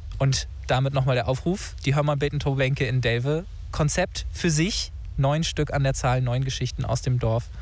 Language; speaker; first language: German; native; German